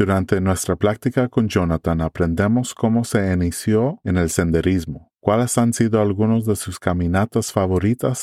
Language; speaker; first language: Spanish; early bilingual, heritage; English